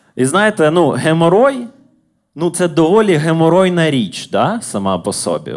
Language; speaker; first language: Ukrainian; native; Ukrainian